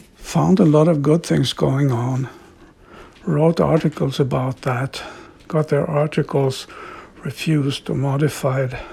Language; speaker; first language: English; non-native, fluent; Swedish